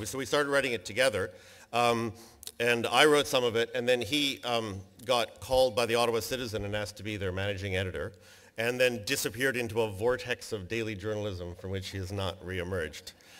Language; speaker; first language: English; native; English